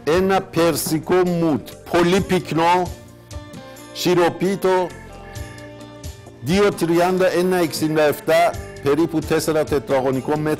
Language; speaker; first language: Greek; non-native, fluent; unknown